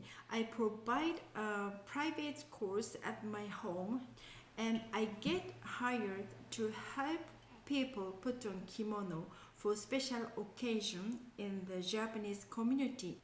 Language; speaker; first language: English; non-native, learner; Japanese